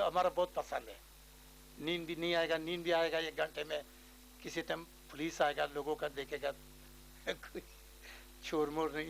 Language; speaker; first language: Hindi; non-native, learner; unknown